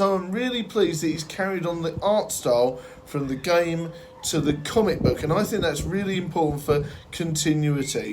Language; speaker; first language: English; native; English